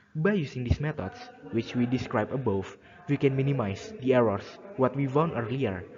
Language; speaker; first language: English; non-native, learner; Indonesian